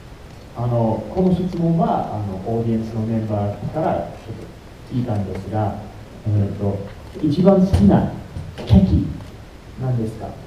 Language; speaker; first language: Japanese; non-native, fluent; English